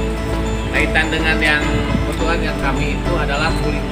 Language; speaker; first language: Indonesian; native; Indonesian